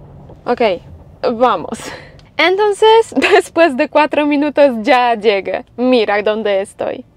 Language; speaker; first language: Spanish; non-native, fluent; Polish